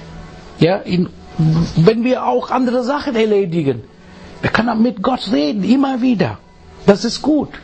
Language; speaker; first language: German; non-native, fluent; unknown